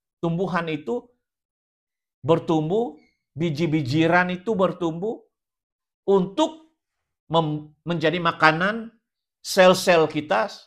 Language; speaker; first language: Malay; non-native, local second language; Central Dusun